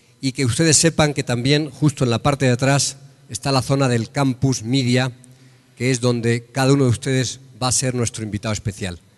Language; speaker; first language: Spanish; native; Spanish